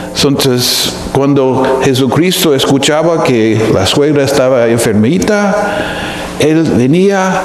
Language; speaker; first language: Spanish; non-native, fluent; English